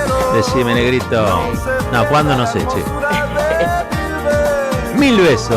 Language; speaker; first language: Spanish; native; Spanish